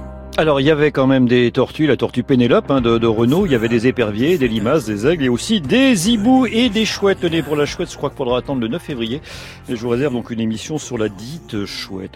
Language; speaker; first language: French; native; French